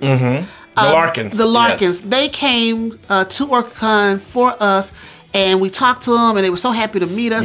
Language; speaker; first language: English; native; English